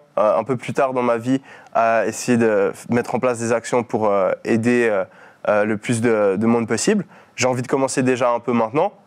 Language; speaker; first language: French; native; French